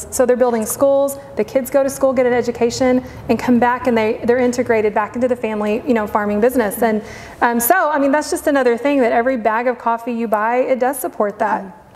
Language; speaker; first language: English; native; English